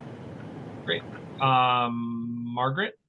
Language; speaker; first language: English; native; English